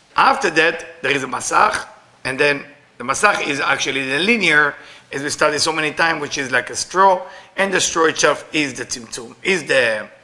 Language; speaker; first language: English; non-native, fluent; Hebrew